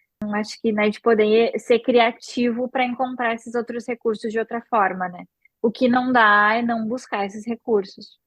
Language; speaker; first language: Portuguese; native; Portuguese